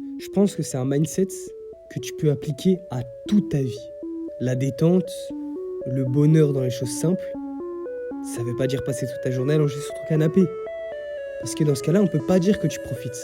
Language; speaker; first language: French; native; French